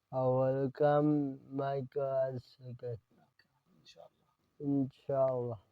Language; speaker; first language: English; non-native, learner; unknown